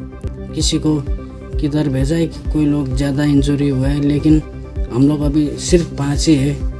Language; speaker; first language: Hindi; non-native, learner; Nepali